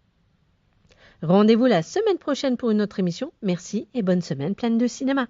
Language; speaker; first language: French; native; French